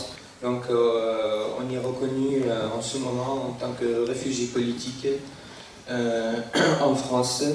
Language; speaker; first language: French; non-native, fluent; Arabic